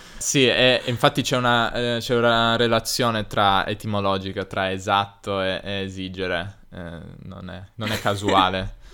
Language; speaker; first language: Italian; native; Italian